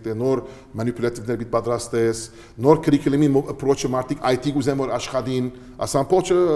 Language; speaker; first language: Armenian; early bilingual, heritage; Armenian